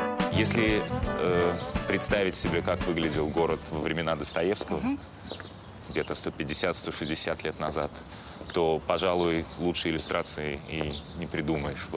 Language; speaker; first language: Russian; native; Russian